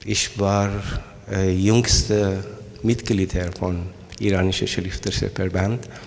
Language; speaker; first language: German; non-native, learner; Persian